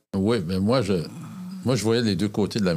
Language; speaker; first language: French; native; French